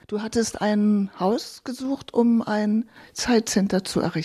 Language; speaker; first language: German; native; German